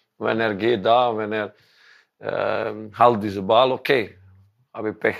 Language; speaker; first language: German; non-native, learner; Croatian